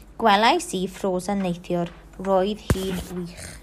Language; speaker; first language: Welsh; non-native, local second language; English